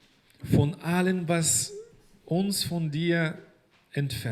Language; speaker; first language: German; non-native, fluent; Portuguese